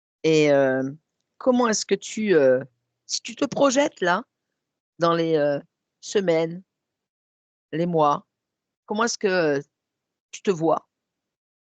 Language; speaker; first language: French; native; French